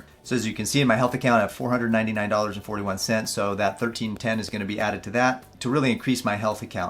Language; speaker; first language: English; native; English